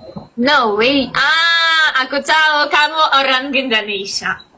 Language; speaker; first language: Indonesian; non-native, fluent; Russian